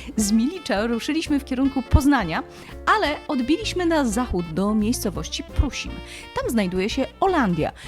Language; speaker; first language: Polish; native; Polish